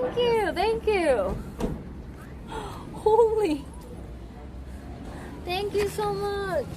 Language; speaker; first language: English; non-native, fluent; Korean